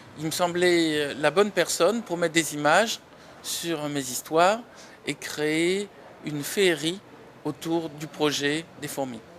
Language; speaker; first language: French; native; French